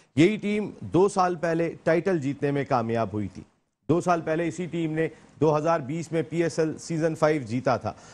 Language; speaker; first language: Urdu; native; Urdu